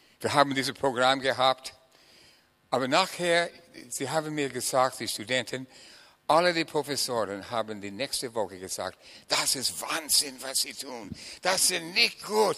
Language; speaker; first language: German; non-native, fluent; English